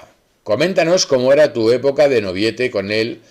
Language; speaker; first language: Spanish; native; Spanish